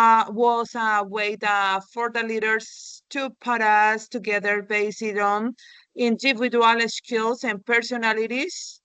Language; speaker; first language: English; non-native, learner; Spanish